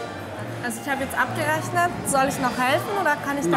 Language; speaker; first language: German; native; German